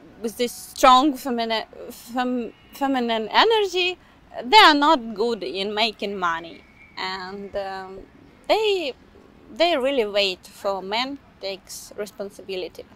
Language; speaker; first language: English; non-native, fluent; Ukrainian